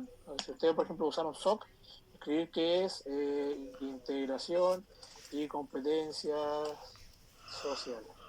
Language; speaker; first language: Spanish; native; Spanish